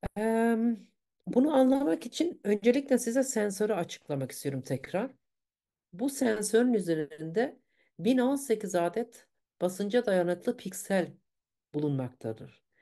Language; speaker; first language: Turkish; early bilingual, heritage; Turkish